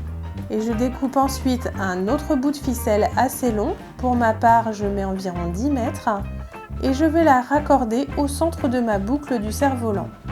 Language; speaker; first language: French; native; French